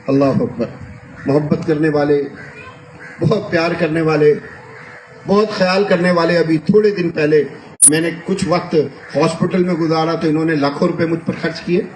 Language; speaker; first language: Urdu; non-native, local second language; Punjabi